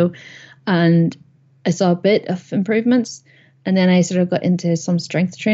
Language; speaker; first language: English; native; English